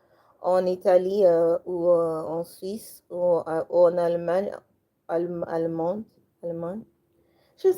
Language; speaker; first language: French; non-native, learner; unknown